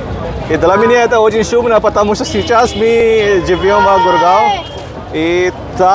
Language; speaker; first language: Russian; non-native, learner; Hindi